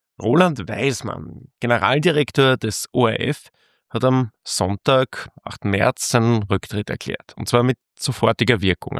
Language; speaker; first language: German; native; German